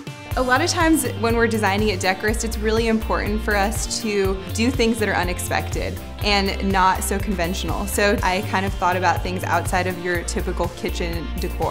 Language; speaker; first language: English; native; English